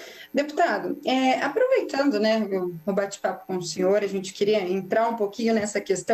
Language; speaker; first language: Portuguese; native; Portuguese